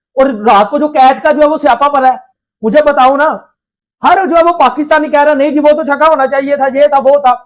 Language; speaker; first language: Urdu; non-native, local second language; Punjabi